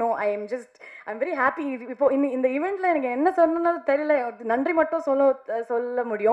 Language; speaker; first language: Tamil; non-native, learner; Kannada